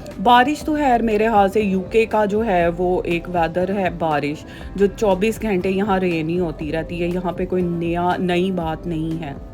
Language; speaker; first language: Urdu; native; Urdu